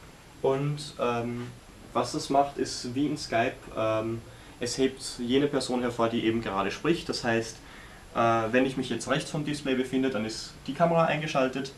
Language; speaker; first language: German; native; German